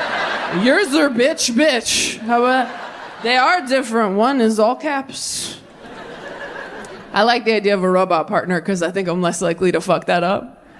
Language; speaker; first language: English; native; English